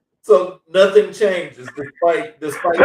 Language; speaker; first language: English; native; English